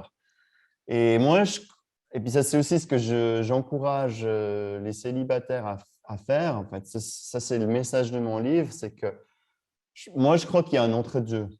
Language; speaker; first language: French; native; French